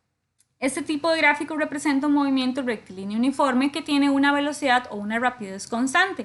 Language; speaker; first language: Spanish; native; Spanish